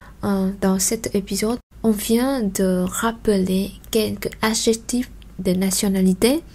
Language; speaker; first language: French; non-native, fluent; Vietnamese